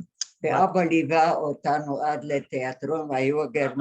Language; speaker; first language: Hebrew; non-native, fluent; Hungarian